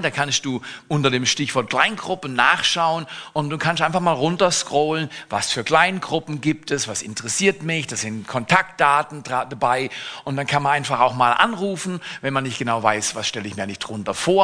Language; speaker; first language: German; native; German